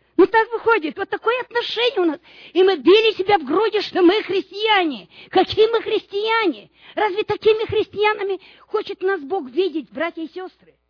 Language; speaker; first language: Russian; non-native, local second language; Romanian